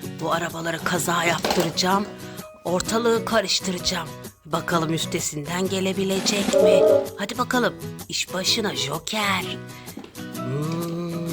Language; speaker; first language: Turkish; native; Turkish